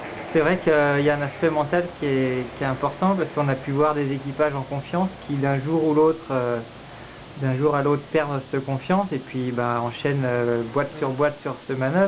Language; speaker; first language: French; native; French